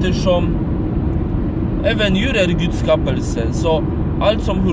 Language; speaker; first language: Swedish; non-native, fluent; Polish